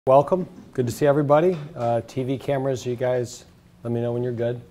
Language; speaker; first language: English; native; English